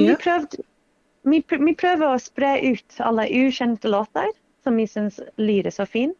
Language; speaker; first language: Norwegian; non-native, fluent; English